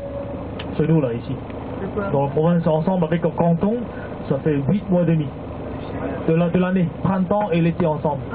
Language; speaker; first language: French; non-native, fluent; Cantonese